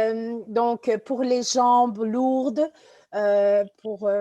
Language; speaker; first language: French; non-native, fluent; Portuguese